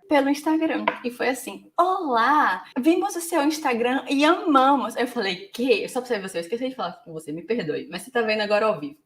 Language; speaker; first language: Portuguese; native; Portuguese